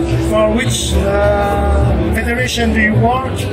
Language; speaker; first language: English; non-native, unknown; French